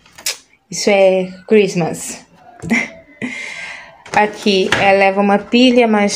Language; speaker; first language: Portuguese; non-native, local second language; Kabuverdianu